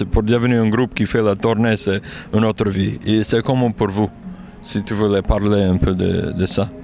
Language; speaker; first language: French; non-native, learner; English